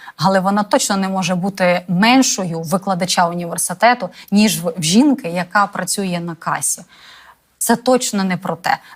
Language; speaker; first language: Ukrainian; native; Ukrainian